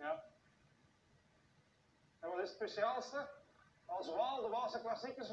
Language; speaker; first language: Dutch; native; Dutch